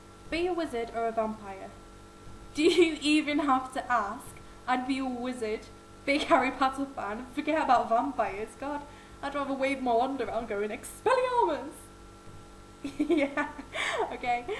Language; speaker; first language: English; native; English